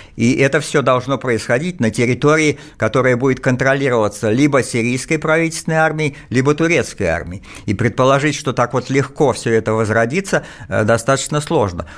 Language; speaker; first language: Russian; native; Russian